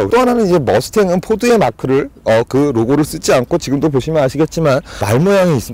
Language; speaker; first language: Korean; native; Korean